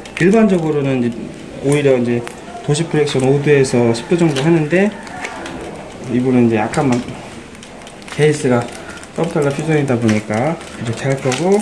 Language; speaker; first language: Korean; native; Korean